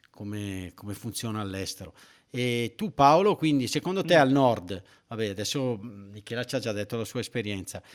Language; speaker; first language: Italian; native; Italian